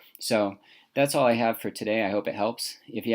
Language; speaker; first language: English; native; English